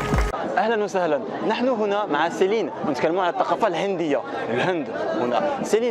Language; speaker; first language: Arabic; early bilingual, heritage; Arabic